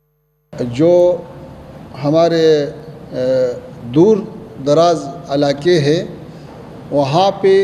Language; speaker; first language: Hindi; non-native, learner; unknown